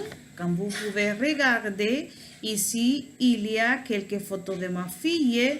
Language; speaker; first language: French; non-native, learner; Spanish